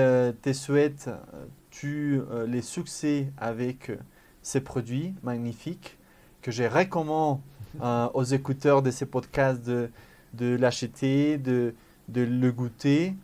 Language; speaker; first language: French; non-native, fluent; Spanish